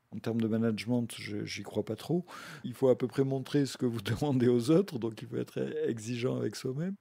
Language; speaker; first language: French; native; French